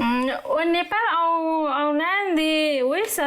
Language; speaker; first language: French; non-native, learner; Nepali